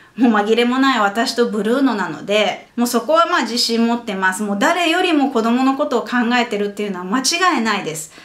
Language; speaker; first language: Japanese; native; Japanese